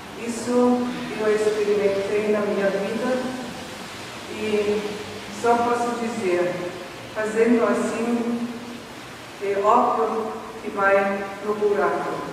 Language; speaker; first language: Portuguese; non-native, fluent; German